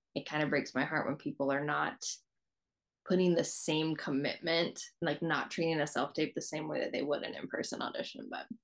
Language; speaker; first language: English; native; English